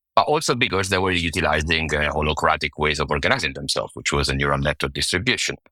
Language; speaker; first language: English; non-native, fluent; Italian